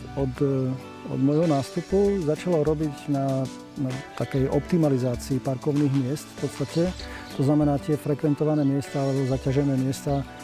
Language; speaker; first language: Slovak; native; Slovak